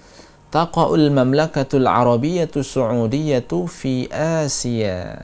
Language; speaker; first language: Arabic; non-native, fluent; Indonesian